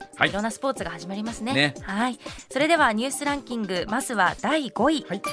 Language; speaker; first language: Japanese; native; Japanese